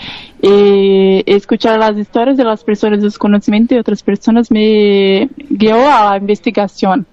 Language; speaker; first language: Spanish; non-native, learner; Portuguese